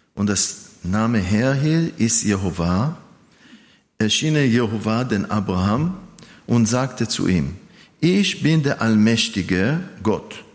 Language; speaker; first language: German; non-native, fluent; Hebrew